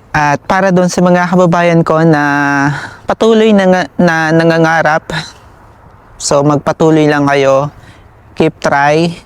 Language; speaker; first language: Filipino; native; Filipino